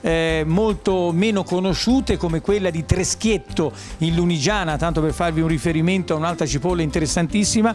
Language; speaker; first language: Italian; native; Italian